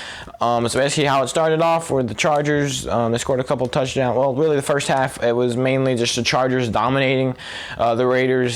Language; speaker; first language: English; native; English